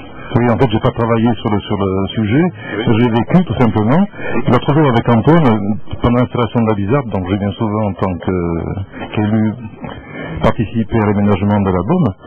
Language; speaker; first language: French; native; French